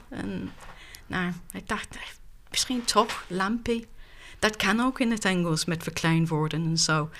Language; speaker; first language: Dutch; non-native, fluent; English